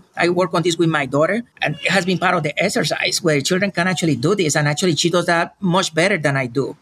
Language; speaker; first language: English; non-native, fluent; Spanish